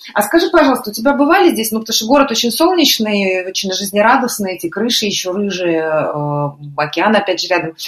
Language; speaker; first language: Russian; native; Russian